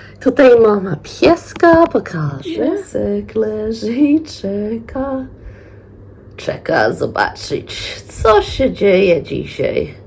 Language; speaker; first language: Polish; early bilingual, heritage; Polish